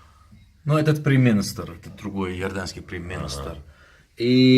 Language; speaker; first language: Russian; non-native, learner; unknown